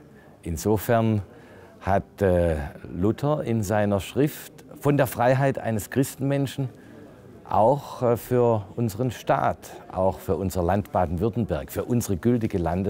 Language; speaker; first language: German; native; German